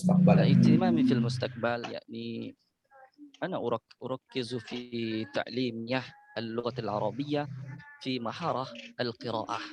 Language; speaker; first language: Arabic; non-native, learner; Indonesian